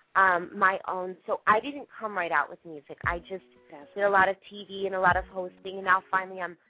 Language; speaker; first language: English; native; English